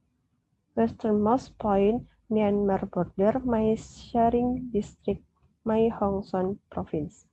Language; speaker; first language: English; non-native, learner; Indonesian